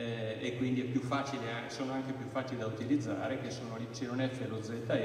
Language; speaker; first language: Italian; native; Italian